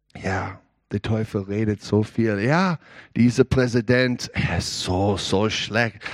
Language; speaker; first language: German; non-native, learner; English